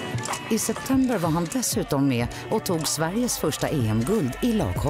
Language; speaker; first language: Swedish; native; Swedish